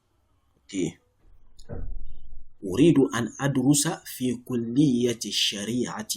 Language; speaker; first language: Arabic; non-native, fluent; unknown